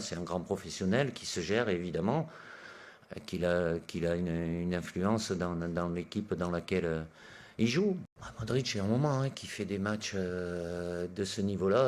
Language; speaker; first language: French; native; French